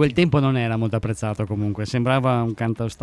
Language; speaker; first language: Italian; native; Italian